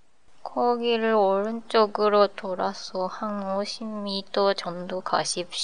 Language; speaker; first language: Korean; non-native, learner; Japanese